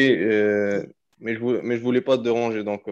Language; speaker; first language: French; non-native, fluent; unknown